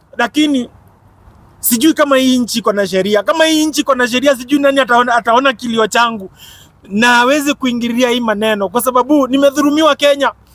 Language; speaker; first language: Swahili; native; Swahili